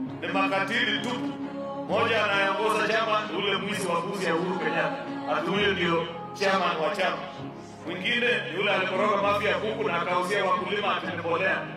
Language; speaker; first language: Swahili; non-native, local second language; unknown